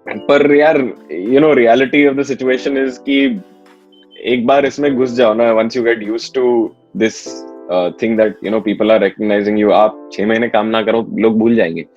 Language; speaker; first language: Hindi; native; Hindi